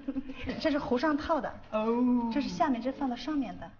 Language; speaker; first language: Chinese; native; Chinese